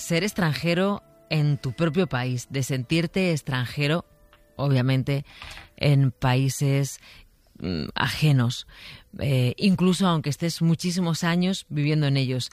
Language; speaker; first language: Spanish; native; Spanish